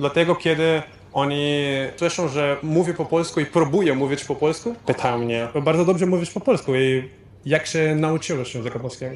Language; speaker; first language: Polish; non-native, fluent; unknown